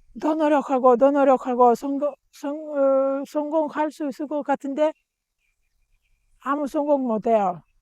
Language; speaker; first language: Korean; non-native, learner; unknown